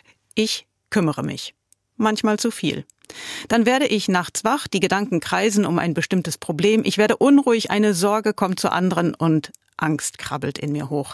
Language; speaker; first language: German; native; German